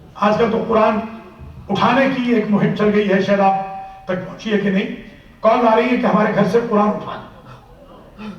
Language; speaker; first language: Urdu; non-native, local second language; Punjabi